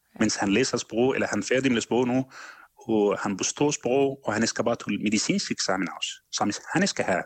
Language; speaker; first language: Danish; non-native, fluent; Arabic